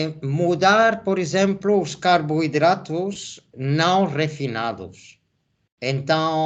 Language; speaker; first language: Portuguese; non-native, fluent; Spanish